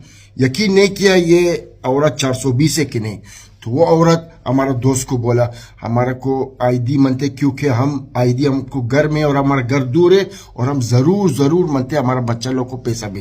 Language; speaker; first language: Hindi; non-native, fluent; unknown